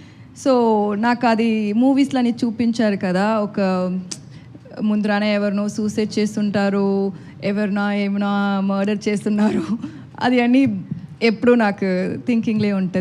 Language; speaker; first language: Telugu; non-native, learner; Tamil